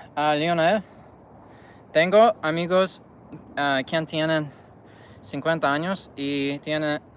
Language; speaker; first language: Spanish; non-native, learner; English